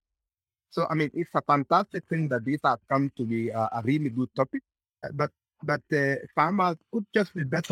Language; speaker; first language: English; non-native, local second language; Kikuyu